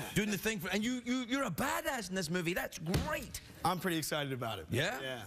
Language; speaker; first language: English; native; English